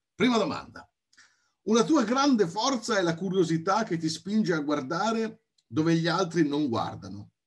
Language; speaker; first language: Italian; native; Italian